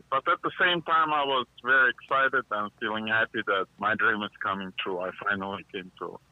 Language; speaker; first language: English; non-native, fluent; Russian